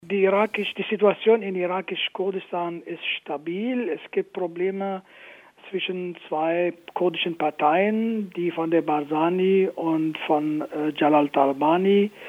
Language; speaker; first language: German; non-native, fluent; Kurdish